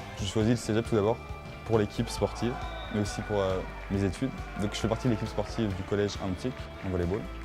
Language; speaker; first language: French; native; French